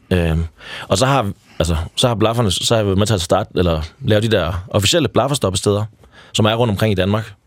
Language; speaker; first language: Danish; native; Danish